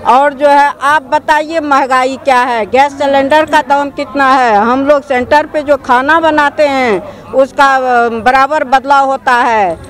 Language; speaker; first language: Hindi; native; Hindi